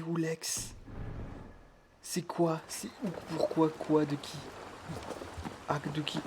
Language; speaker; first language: French; native; French